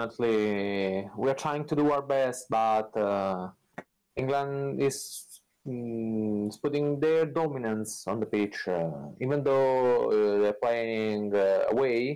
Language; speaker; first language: English; non-native, fluent; Italian